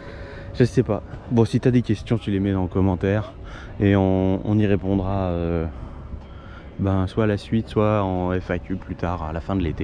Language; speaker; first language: French; native; French